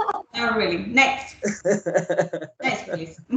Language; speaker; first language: English; non-native, learner; Spanish